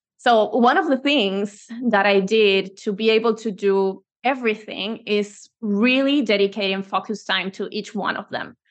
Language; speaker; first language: English; non-native, fluent; Spanish